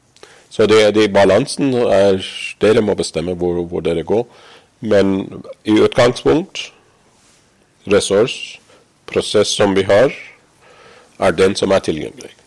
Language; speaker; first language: Norwegian; non-native, fluent; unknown